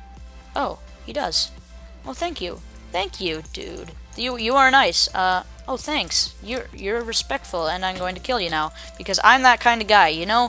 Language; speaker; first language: English; native; English